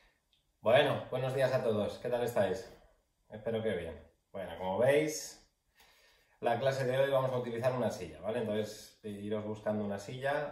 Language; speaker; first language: Spanish; native; Spanish